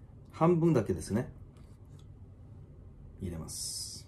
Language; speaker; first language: Japanese; non-native, fluent; Korean